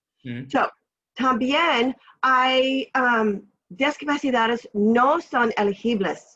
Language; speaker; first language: Spanish; non-native, learner; English